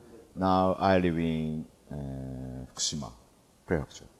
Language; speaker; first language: English; non-native, learner; Japanese